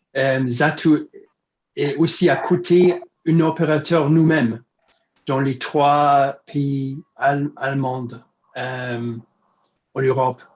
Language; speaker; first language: French; non-native, fluent; English